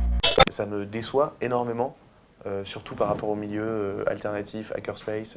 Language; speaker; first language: French; native; French